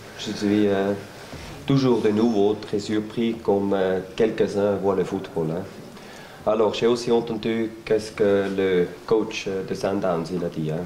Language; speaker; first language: French; non-native, local second language; Swiss German